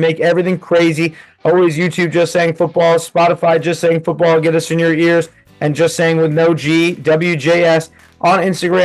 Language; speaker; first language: English; native; English